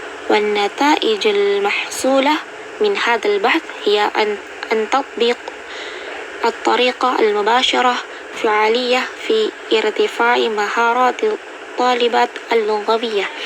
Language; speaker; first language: Arabic; non-native, learner; Indonesian